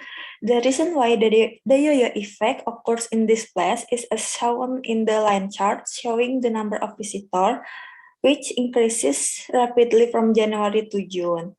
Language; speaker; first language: English; non-native, learner; Indonesian